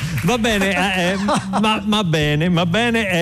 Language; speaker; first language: Italian; native; Italian